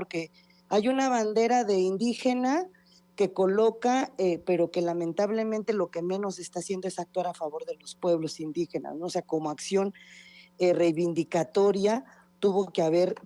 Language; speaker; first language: Spanish; native; Spanish